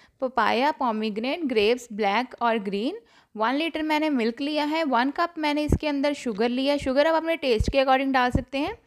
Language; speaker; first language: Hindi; non-native, local second language; Punjabi